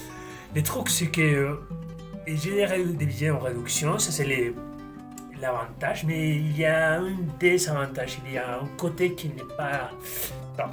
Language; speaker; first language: French; non-native, fluent; Spanish